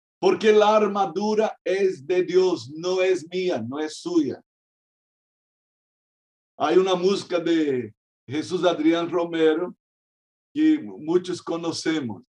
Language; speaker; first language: Spanish; non-native, fluent; Portuguese